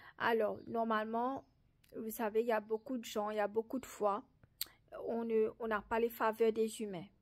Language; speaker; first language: French; non-native, local second language; Morisyen